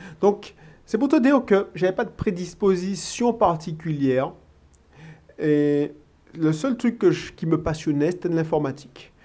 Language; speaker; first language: French; native; French